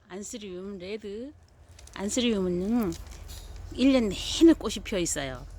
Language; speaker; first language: Korean; native; Korean